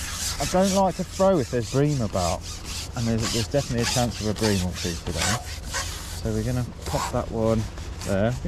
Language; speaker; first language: English; native; English